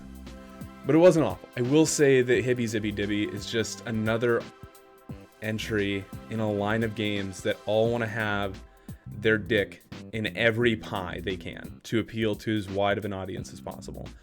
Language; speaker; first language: English; native; English